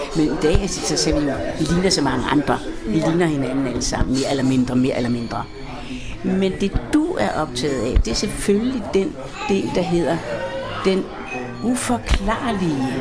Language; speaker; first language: Danish; native; Danish